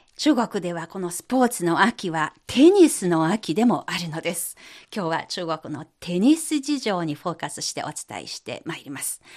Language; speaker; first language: Japanese; non-native, fluent; Chinese